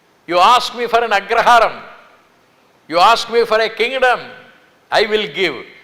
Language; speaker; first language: English; non-native, local second language; Telugu